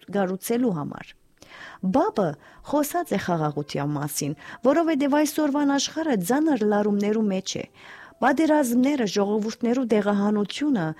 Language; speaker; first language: Armenian; early bilingual, heritage; Armenian